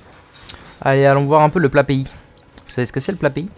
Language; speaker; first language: French; native; French